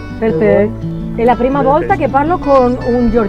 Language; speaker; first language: Italian; non-native, learner; Spanish